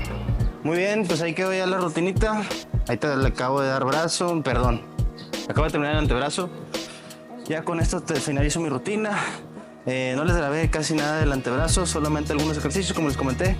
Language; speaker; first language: Spanish; native; Spanish